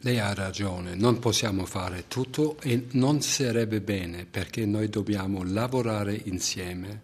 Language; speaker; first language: Italian; non-native, fluent; German